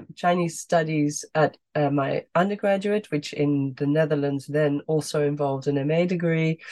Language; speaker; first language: English; non-native, fluent; Dutch